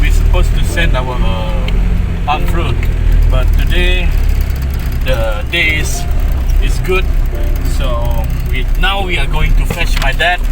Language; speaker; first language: English; non-native, local second language; Malay